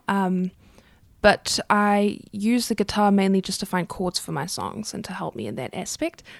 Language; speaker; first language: English; native; English